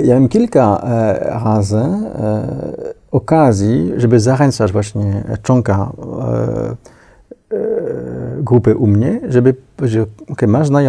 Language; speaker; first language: Polish; non-native, fluent; French